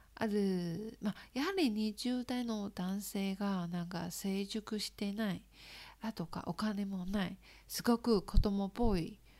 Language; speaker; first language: Japanese; non-native, learner; Chinese